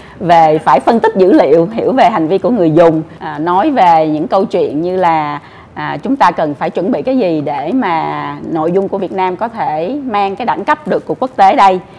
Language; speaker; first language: Vietnamese; native; Vietnamese